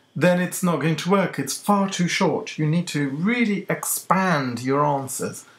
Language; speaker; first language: English; native; English